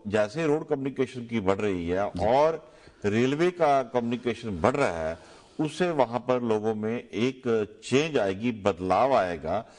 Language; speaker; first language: Urdu; non-native, local second language; Dogri